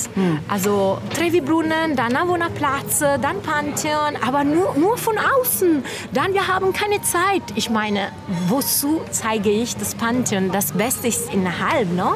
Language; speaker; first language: German; non-native, fluent; Italian